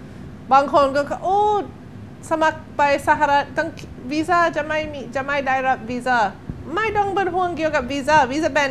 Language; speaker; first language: Thai; non-native, learner; English